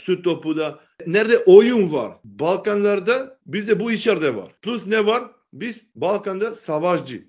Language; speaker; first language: Turkish; non-native, learner; Macedonian